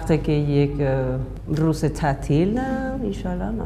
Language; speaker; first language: Persian; non-native, learner; Spanish